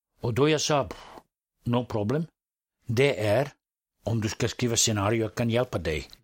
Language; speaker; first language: Swedish; non-native, fluent; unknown